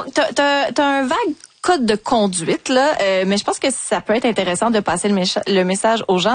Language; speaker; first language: French; native; French